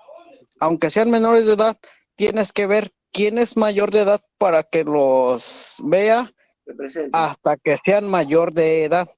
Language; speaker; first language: Spanish; native; Spanish